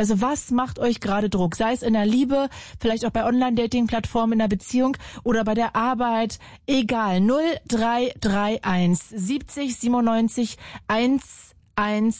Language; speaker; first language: German; native; German